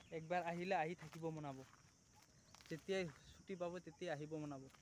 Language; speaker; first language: Assamese; native; Assamese